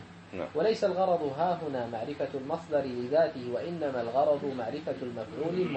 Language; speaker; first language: Arabic; native; Arabic